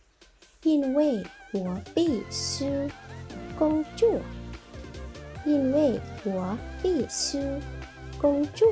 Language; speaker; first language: Chinese; non-native, learner; Lao